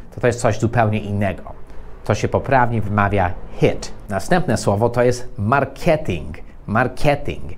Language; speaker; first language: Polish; non-native, fluent; English